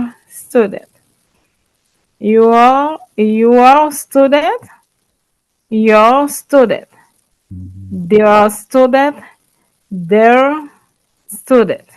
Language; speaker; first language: English; non-native, learner; Haitian Creole